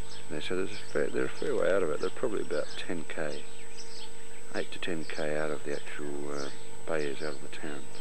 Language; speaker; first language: English; native; English